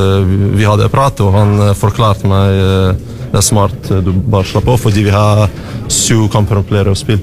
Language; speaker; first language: Norwegian; non-native, learner; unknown